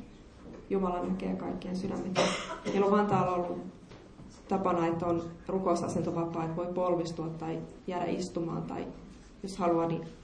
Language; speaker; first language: Finnish; native; Finnish